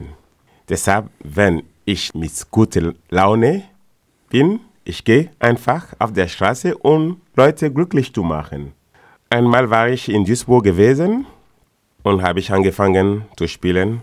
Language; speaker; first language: German; non-native, learner; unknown